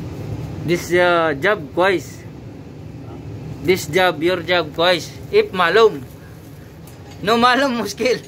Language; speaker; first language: English; non-native, learner; Filipino